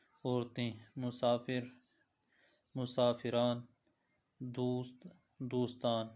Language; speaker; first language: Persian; non-native, fluent; Urdu